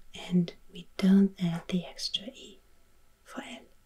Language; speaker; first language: English; non-native, fluent; German